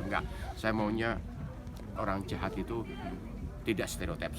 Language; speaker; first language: Indonesian; native; Indonesian